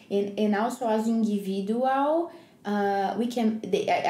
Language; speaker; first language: English; non-native, learner; Portuguese